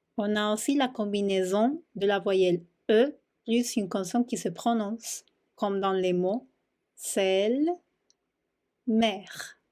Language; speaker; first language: French; non-native, fluent; Spanish